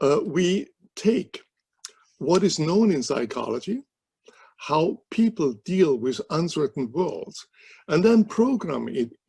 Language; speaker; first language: English; non-native, fluent; German